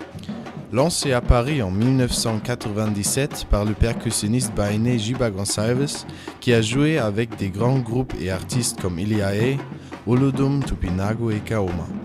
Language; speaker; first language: French; non-native, fluent; German